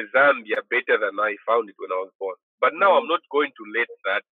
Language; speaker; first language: English; non-native, local second language; Bemba